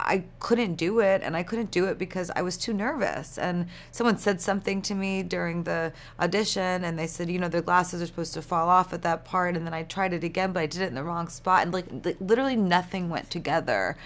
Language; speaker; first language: English; native; English